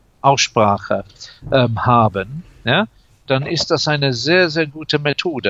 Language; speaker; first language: German; non-native, fluent; English